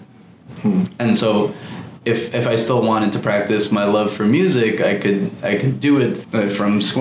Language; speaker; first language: English; non-native, local second language; Filipino